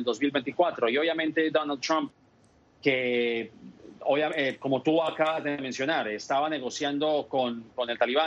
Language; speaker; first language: Spanish; native; Spanish